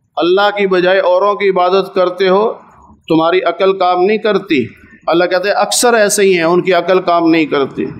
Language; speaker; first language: Urdu; non-native, local second language; Punjabi